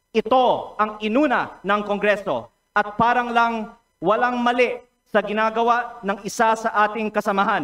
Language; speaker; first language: Filipino; native; Filipino